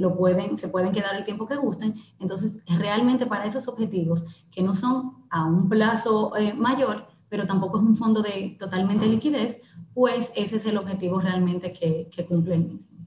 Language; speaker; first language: Spanish; native; Spanish